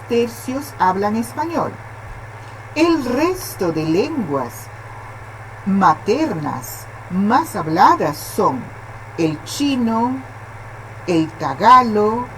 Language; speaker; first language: Spanish; non-native, fluent; Portuguese